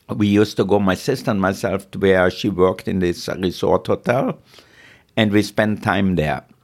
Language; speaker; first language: English; non-native, fluent; German